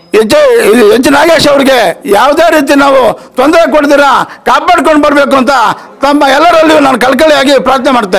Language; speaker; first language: Kannada; native; Kannada